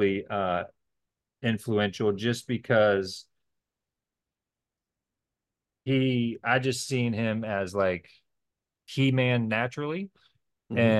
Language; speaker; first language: English; native; English